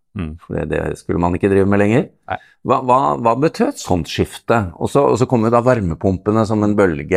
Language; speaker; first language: Norwegian; native; Norwegian